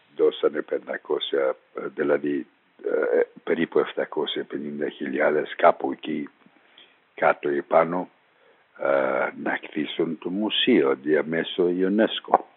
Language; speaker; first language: Greek; non-native, fluent; Persian